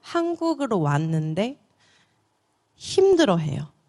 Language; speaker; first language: Korean; non-native, fluent; German